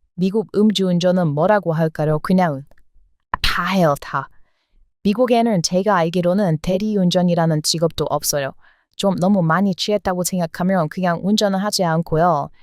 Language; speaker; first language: Korean; non-native, fluent; English